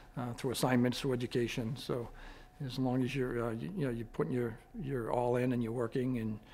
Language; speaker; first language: English; native; English